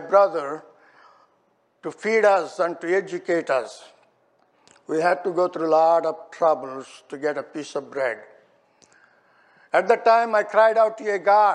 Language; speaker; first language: English; non-native, local second language; Telugu